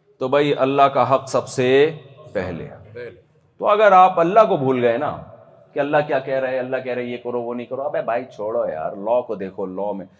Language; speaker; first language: Urdu; native; Urdu